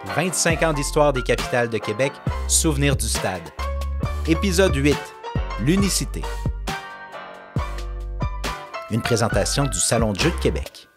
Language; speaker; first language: French; native; French